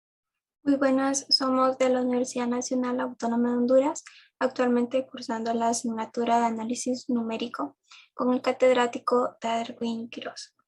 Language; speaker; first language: Spanish; native; Spanish